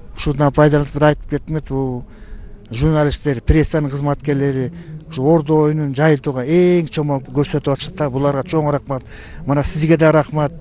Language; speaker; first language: Kyrgyz; native; Kyrgyz